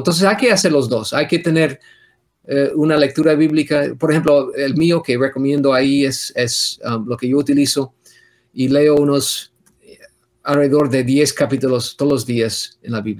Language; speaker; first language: Spanish; non-native, fluent; English